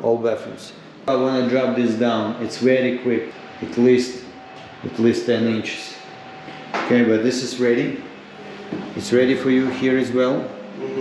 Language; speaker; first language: English; non-native, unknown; Russian